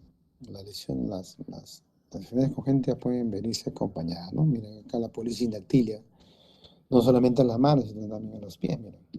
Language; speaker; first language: Spanish; native; Spanish